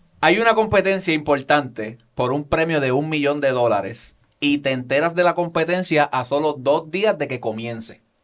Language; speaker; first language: Spanish; native; Spanish